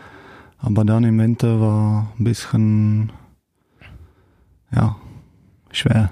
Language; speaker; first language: German; non-native, learner; Czech